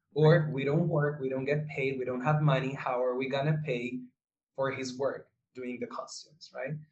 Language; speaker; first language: English; non-native, fluent; Spanish